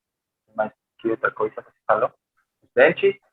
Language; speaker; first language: Portuguese; non-native, fluent; Spanish